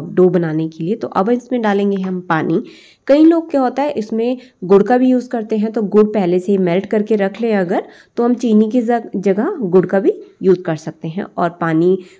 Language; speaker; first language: Hindi; native; Hindi